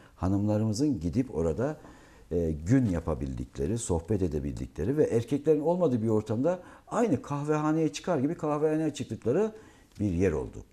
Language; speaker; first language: Turkish; native; Turkish